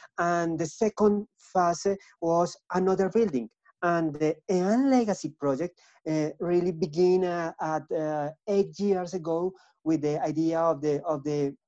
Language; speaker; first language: English; non-native, learner; Spanish